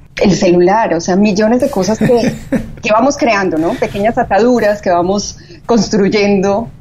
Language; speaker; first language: Spanish; native; Spanish